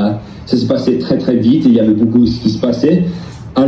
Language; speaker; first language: French; non-native, learner; English